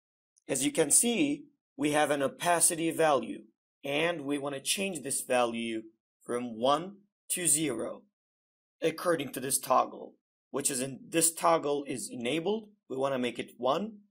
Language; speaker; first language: English; non-native, fluent; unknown